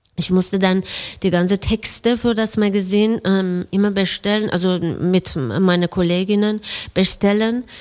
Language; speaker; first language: German; non-native, fluent; Persian